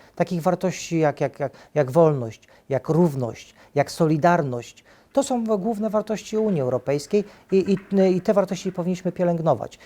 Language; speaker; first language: Polish; native; Polish